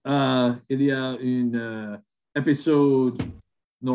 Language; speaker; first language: French; non-native, learner; English